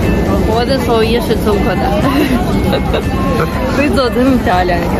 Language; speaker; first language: Chinese; non-native, learner; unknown